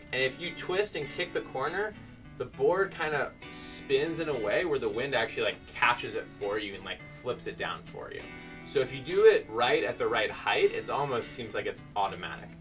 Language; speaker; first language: English; native; English